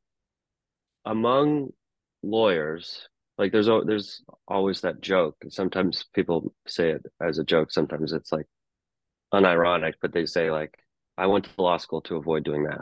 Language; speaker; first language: English; native; English